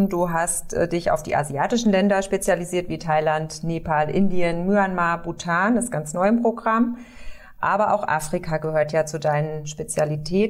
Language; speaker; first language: German; native; German